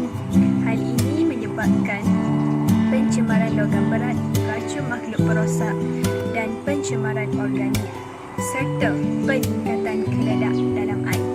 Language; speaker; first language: Malay; native; Malay